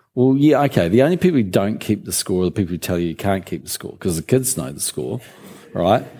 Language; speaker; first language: English; native; English